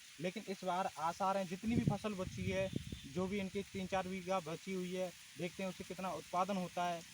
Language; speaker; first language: Hindi; native; Hindi